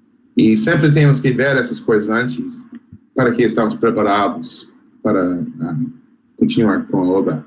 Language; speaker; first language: Portuguese; non-native, fluent; English